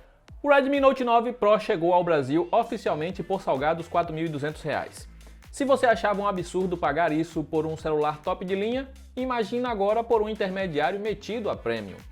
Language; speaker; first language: Portuguese; native; Portuguese